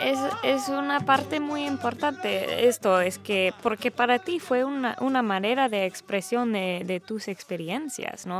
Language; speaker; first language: Spanish; early bilingual, heritage; English